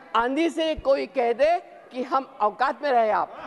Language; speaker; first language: Hindi; non-native, local second language; Marathi